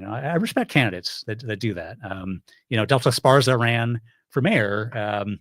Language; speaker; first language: English; native; English